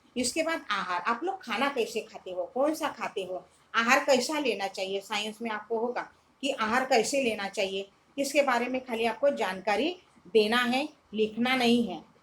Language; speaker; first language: Hindi; non-native, local second language; Marathi